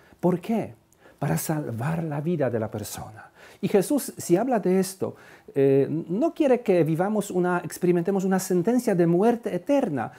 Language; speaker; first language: Spanish; non-native, fluent; Polish